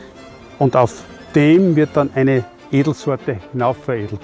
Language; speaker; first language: German; native; German